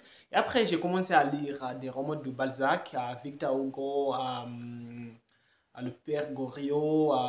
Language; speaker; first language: French; non-native, fluent; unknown